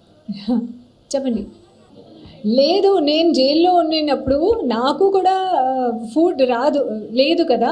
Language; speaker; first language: Telugu; non-native, learner; Hindi